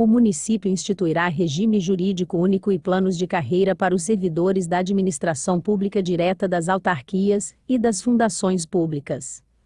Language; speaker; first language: Portuguese; native; Portuguese